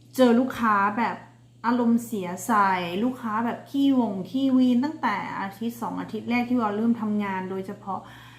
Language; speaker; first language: Thai; native; Thai